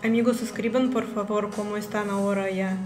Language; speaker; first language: Spanish; non-native, learner; Russian